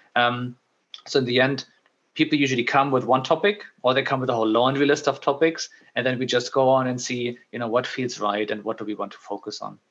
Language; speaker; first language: English; non-native, fluent; German